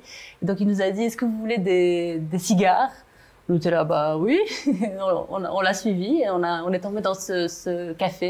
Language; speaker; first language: French; non-native, local second language; Arabic